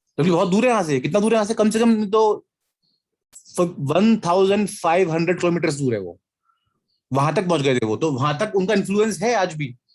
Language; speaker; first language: Hindi; native; Hindi